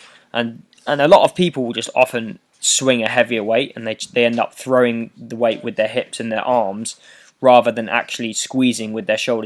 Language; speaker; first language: English; native; English